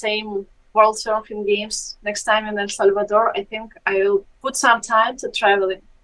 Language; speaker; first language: English; non-native, fluent; Ukrainian